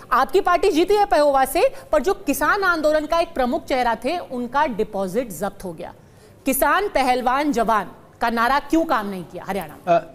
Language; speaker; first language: Hindi; native; Hindi